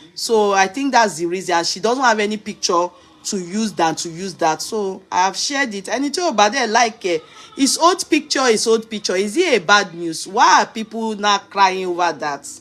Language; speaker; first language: English; non-native, local second language; Yoruba